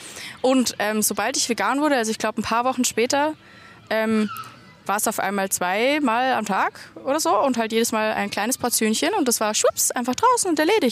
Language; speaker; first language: German; native; German